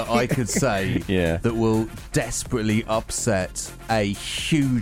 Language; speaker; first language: English; native; English